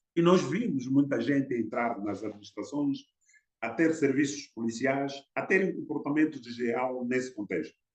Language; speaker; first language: Portuguese; non-native, local second language; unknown